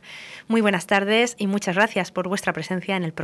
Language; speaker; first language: Spanish; native; Spanish